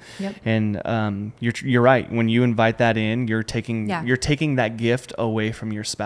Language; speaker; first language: English; native; English